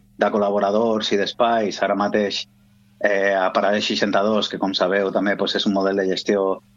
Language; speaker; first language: Catalan; non-native, local second language; Spanish